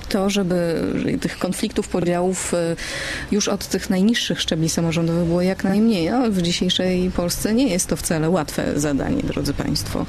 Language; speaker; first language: Polish; native; Polish